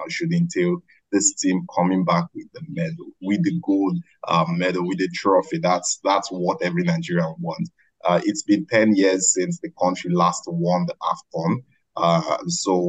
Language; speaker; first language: English; non-native, local second language; Igbo